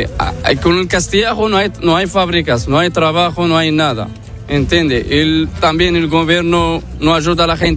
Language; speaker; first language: Spanish; non-native, learner; Arabic